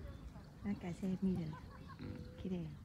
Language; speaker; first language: Japanese; non-native, learner; Vietnamese